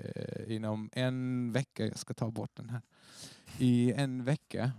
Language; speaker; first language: Swedish; non-native, fluent; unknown